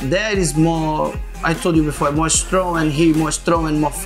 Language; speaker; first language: English; non-native, learner; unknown